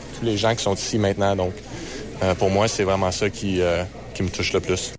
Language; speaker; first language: French; native; French